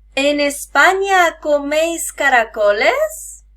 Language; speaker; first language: Spanish; native; Spanish